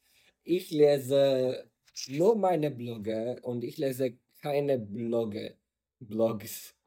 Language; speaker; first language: German; non-native, learner; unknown